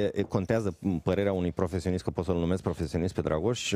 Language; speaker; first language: Romanian; native; Romanian